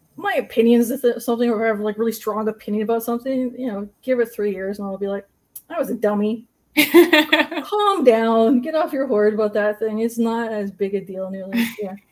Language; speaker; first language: English; native; English